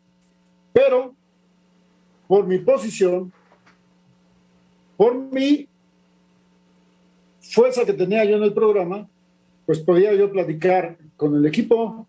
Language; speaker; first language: Spanish; native; Spanish